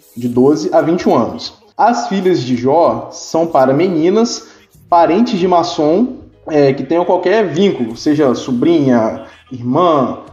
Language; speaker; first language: Portuguese; native; Portuguese